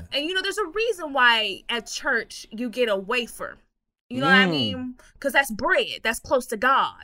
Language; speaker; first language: English; native; English